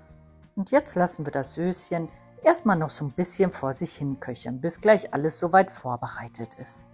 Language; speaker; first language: German; native; German